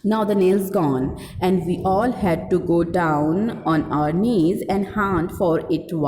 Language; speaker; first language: English; non-native, local second language; Hindi